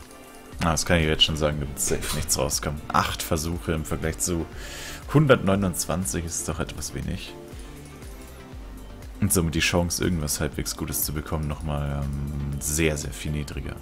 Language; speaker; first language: German; native; German